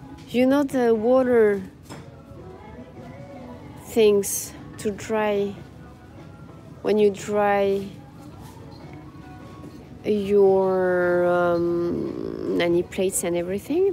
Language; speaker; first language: English; non-native, fluent; French